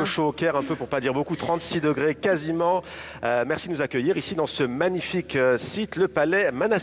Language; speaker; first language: French; native; French